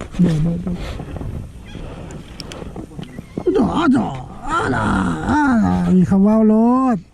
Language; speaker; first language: Thai; non-native, local second language; Northeastern Thai